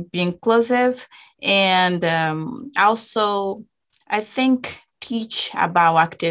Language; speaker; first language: English; non-native, fluent; Portuguese